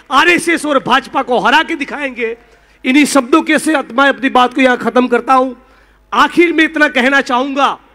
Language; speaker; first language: Hindi; non-native, local second language; Gujarati